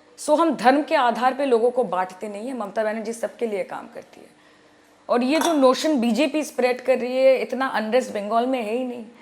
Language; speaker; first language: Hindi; non-native, local second language; Bangla